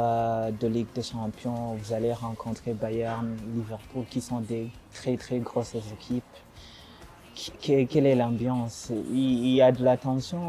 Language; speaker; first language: French; non-native, local second language; Rundi